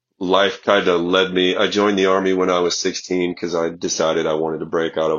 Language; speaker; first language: English; native; English